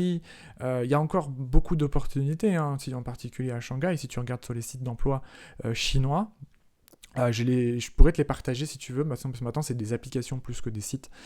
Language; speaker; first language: French; native; French